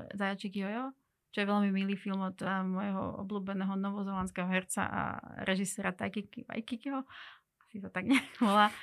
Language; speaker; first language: Slovak; non-native, local second language; Hungarian